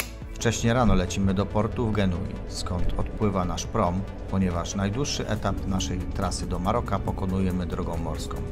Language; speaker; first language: Polish; native; Polish